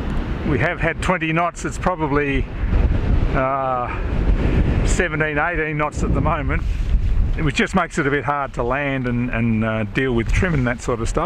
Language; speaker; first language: English; native; English